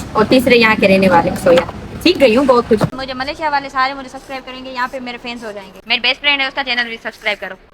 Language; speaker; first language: Urdu; non-native, local second language; Sindhi